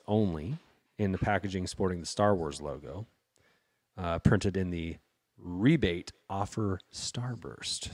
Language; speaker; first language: English; native; English